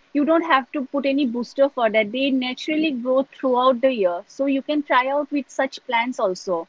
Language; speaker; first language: English; non-native, local second language; Assamese